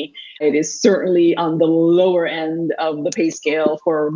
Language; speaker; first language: English; non-native, fluent; Spanish